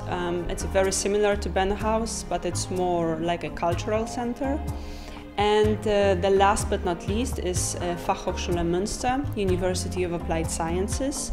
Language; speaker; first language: English; non-native, fluent; Polish